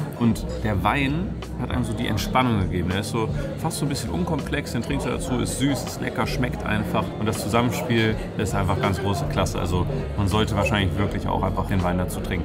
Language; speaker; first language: German; native; German